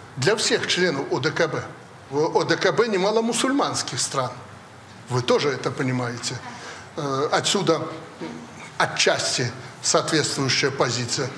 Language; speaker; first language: Russian; native; Russian